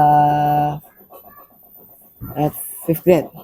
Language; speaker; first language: English; non-native, learner; Indonesian